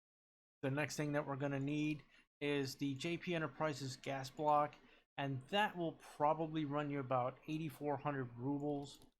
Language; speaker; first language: English; native; English